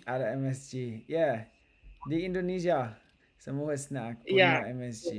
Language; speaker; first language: Indonesian; non-native, learner; English